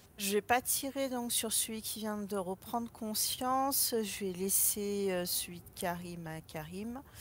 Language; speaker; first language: French; native; French